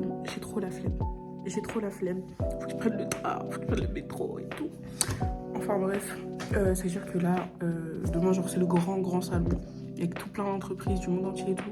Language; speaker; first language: French; native; French